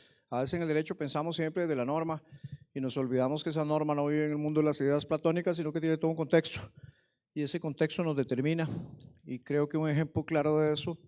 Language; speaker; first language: Spanish; native; Spanish